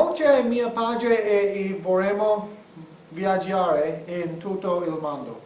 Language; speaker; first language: Italian; non-native, learner; English